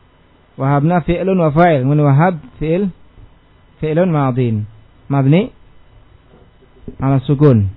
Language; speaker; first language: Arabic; non-native, fluent; Indonesian